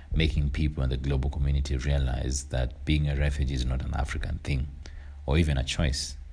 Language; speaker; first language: English; non-native, local second language; Kinyarwanda